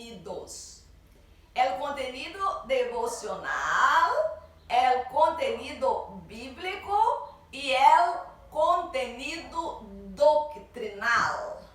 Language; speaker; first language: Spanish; non-native, learner; Portuguese